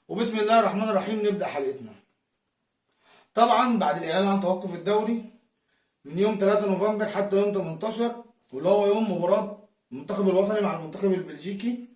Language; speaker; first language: Arabic; native; Arabic